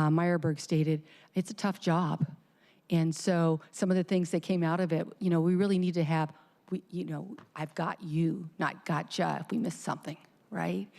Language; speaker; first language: English; native; English